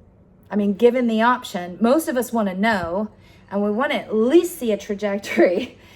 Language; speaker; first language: English; native; English